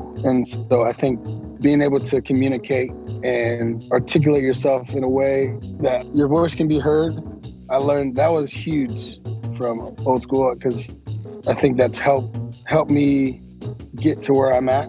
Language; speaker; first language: English; native; English